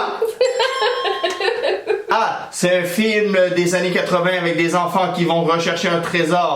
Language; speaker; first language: French; native; French